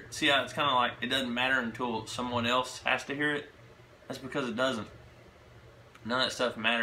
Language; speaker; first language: English; native; English